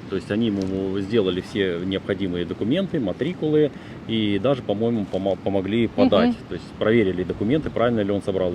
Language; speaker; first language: Russian; native; Russian